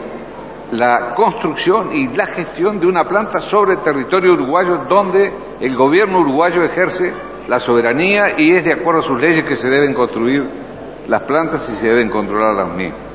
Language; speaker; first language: Spanish; native; Spanish